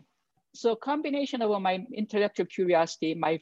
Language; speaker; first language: English; non-native, fluent; Korean